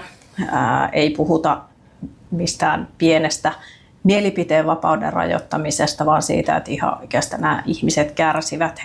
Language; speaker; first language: Finnish; native; Finnish